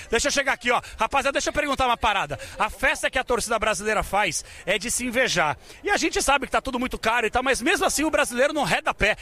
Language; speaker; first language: Portuguese; native; Portuguese